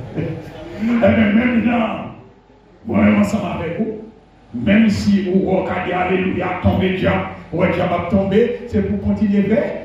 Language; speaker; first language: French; non-native, local second language; Haitian Creole